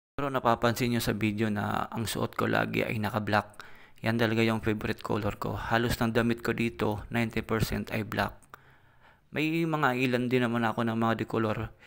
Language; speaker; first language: Filipino; non-native, local second language; Cebuano